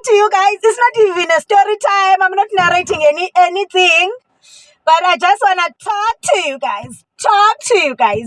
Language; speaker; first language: English; non-native, local second language; Xhosa